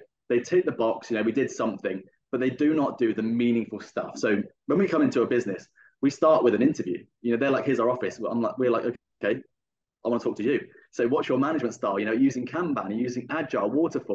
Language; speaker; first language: English; native; English